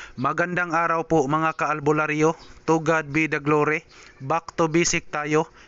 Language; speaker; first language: Filipino; non-native, local second language; Cebuano